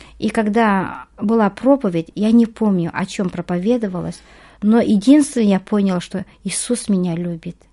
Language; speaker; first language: Russian; non-native, local second language; Kazakh